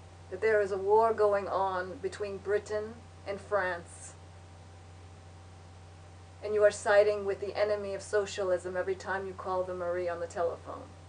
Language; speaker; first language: English; native; English